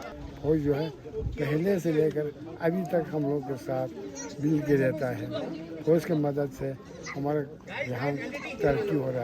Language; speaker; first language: Hindi; non-native, local second language; Balti